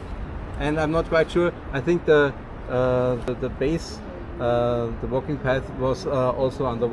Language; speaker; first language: English; non-native, fluent; German